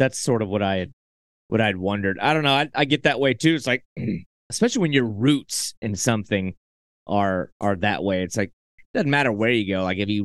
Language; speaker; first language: English; native; English